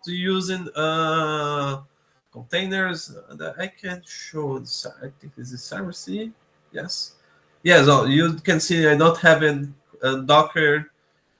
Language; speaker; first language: English; non-native, learner; Portuguese